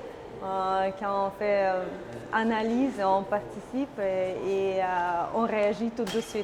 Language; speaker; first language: French; non-native, learner; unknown